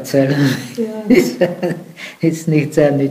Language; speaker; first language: German; non-native, fluent; Czech